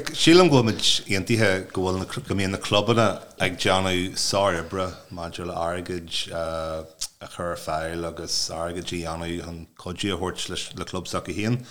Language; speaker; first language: Irish; non-native, local second language; English